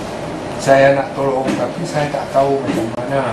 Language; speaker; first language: Indonesian; non-native, fluent; Malay